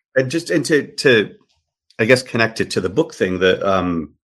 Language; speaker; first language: English; native; English